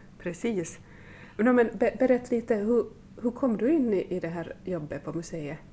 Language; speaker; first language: Swedish; native; Swedish